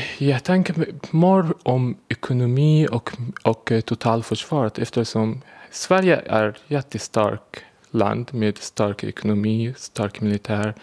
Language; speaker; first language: Swedish; non-native, fluent; Arabic